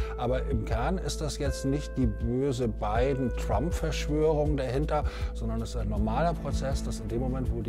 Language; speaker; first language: German; native; German